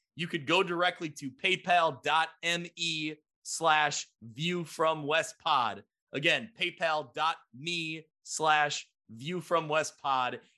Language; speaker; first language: English; native; English